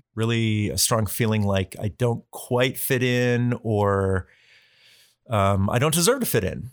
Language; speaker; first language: English; native; English